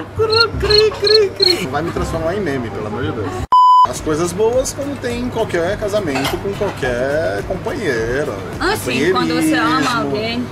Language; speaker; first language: Portuguese; native; Portuguese